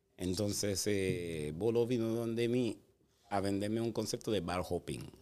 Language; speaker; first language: Spanish; non-native, fluent; Haitian Creole